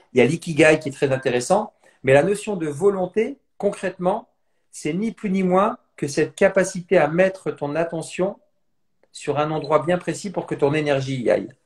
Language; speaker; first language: French; native; French